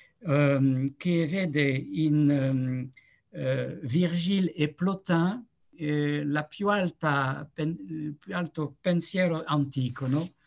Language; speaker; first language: Italian; non-native, learner; French